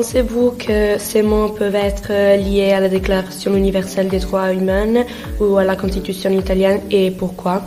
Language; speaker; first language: French; non-native, learner; Italian